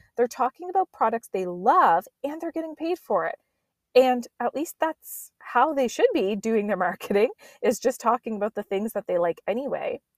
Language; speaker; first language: English; native; English